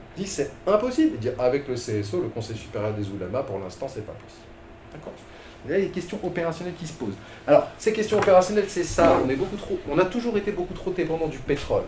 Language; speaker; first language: French; non-native, local second language; Arabic